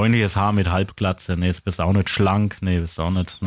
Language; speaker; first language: German; native; German